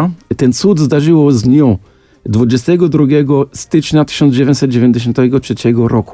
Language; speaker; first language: Polish; non-native, fluent; Arabic